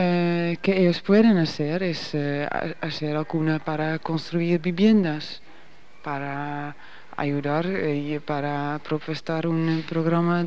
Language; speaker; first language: Spanish; non-native, learner; Dutch